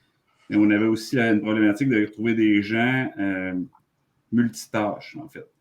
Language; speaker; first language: French; native; French